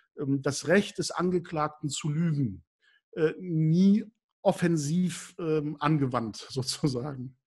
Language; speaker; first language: German; native; German